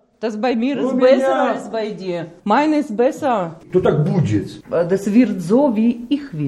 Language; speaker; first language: German; non-native, learner; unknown